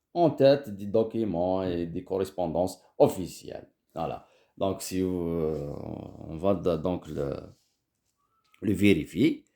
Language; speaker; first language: French; non-native, local second language; Arabic